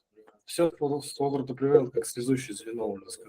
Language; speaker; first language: Russian; native; Russian